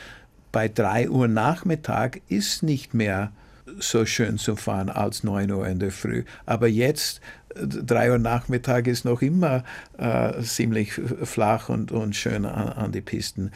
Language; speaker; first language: German; non-native, fluent; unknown